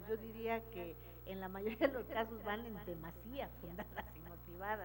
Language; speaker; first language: Spanish; native; Spanish